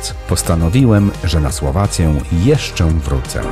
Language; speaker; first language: Polish; native; Polish